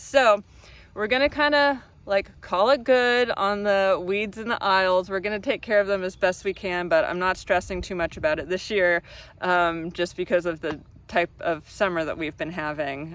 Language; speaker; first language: English; native; English